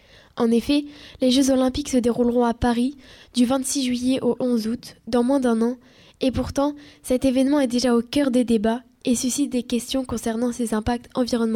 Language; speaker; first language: French; native; French